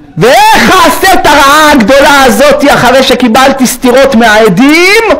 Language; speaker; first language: Hebrew; native; Hebrew